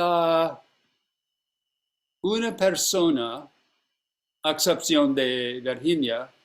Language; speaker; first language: Spanish; non-native, fluent; English